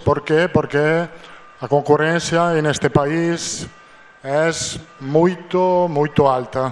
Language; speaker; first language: Portuguese; non-native, fluent; Italian